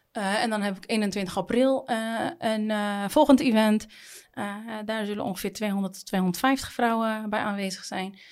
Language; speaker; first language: Dutch; native; Dutch